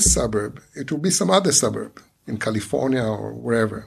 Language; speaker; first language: English; non-native, fluent; Hebrew